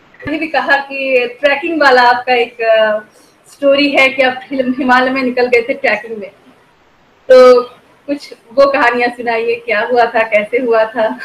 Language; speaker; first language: Hindi; non-native, local second language; Bangla